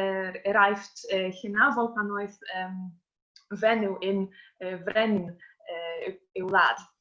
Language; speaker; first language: Welsh; non-native, fluent; Polish